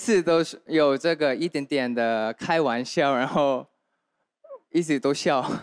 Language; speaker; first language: Chinese; non-native, fluent; Thai